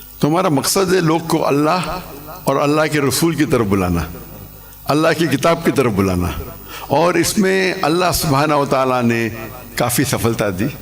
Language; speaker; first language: Urdu; non-native, local second language; English